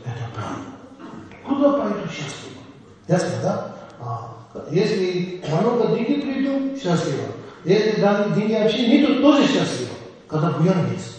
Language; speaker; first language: Russian; non-native, learner; Tibetan